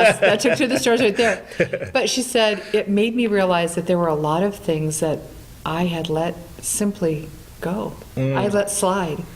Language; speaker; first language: English; native; English